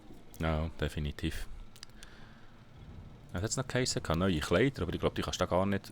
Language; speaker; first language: German; native; German